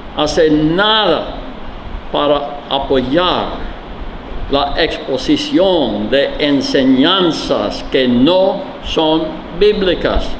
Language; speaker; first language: Spanish; non-native, learner; English